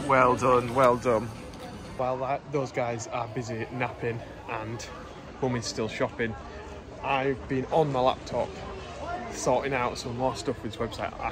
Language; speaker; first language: English; native; English